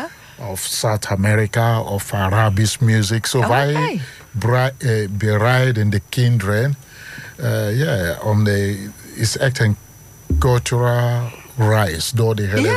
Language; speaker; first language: Dutch; non-native, learner; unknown